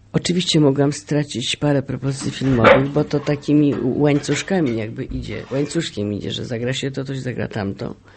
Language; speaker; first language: Polish; native; Polish